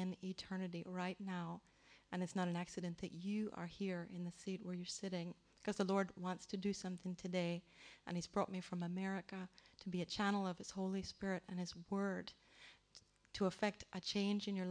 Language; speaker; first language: English; native; English